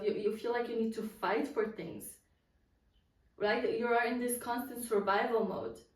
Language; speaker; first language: English; non-native, fluent; Polish